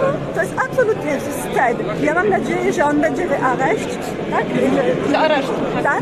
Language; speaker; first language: Polish; non-native, learner; French